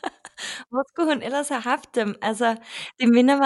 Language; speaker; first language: Danish; native; Danish